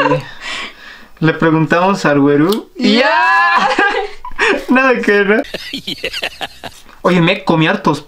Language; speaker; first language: Spanish; native; Spanish